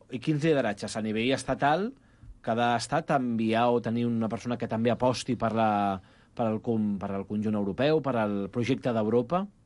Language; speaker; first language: Catalan; native; Catalan